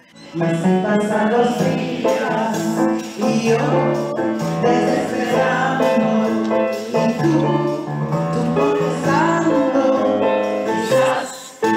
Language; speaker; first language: Spanish; early bilingual, heritage; Ladino